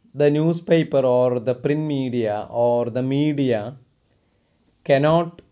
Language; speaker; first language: English; non-native, local second language; Malayalam